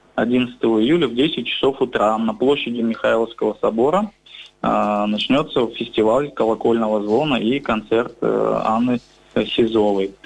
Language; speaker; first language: Russian; native; Russian